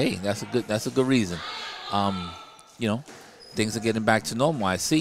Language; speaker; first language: English; native; English